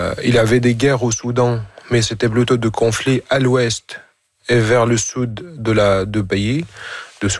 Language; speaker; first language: French; non-native, fluent; Arabic